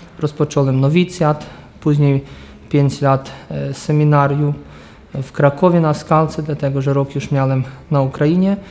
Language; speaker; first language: Polish; early bilingual, heritage; Polish